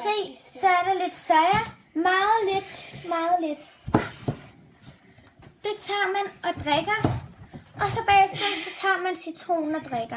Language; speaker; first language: Danish; native; Danish